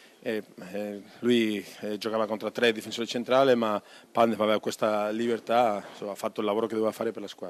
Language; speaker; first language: Italian; non-native, fluent; Spanish